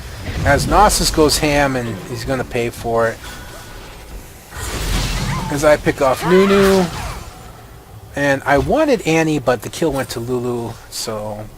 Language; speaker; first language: English; native; English